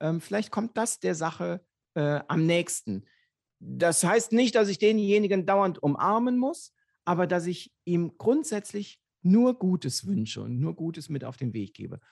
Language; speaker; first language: German; native; German